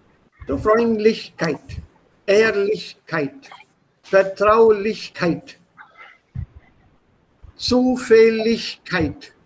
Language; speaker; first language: German; non-native, fluent; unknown